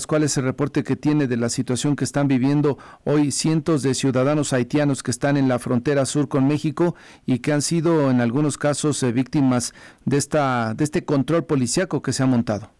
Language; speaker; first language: Spanish; native; Spanish